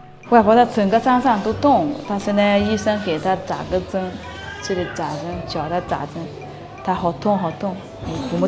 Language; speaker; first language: Chinese; non-native, fluent; Ganda